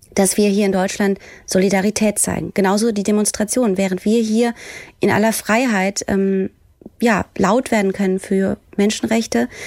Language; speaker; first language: German; early bilingual, other home language; Persian